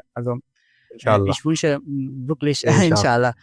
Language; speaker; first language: German; non-native, fluent; Bangla